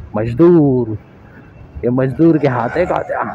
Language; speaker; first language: Hindi; non-native, local second language; Marathi